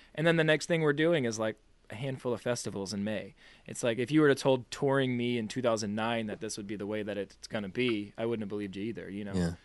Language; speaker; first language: English; native; English